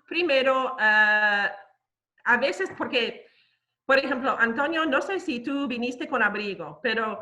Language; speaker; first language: Spanish; non-native, fluent; English